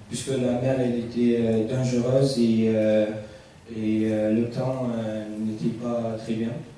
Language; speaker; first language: French; non-native, fluent; Arabic